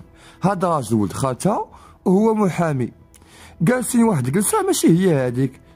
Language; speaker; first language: Arabic; native; Arabic